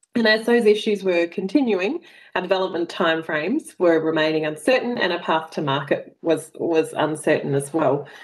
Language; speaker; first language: English; native; English